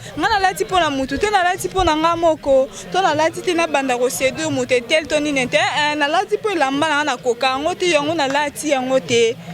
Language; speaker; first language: Lingala; non-native, local second language; Kituba (Democratic Republic of Congo)